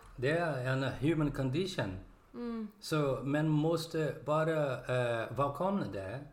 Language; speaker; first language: Swedish; non-native, learner; Portuguese